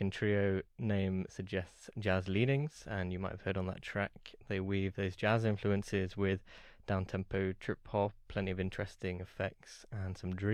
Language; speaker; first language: English; native; English